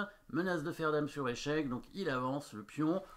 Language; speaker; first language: French; native; French